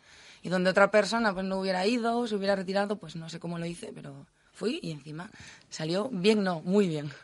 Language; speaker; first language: Spanish; native; Spanish